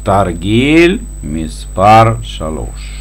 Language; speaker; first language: Hebrew; non-native, fluent; Russian